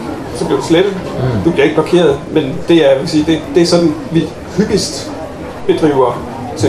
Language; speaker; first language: Danish; native; Danish